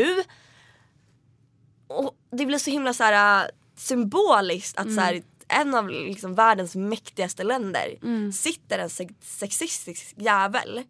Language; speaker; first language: Swedish; native; Swedish